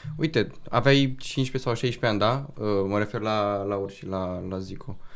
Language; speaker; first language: Romanian; native; Romanian